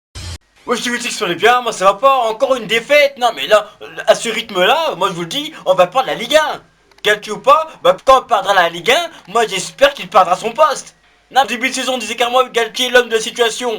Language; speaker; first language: French; native; French